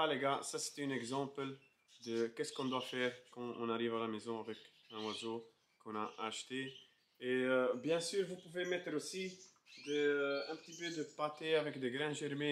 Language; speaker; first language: French; non-native, fluent; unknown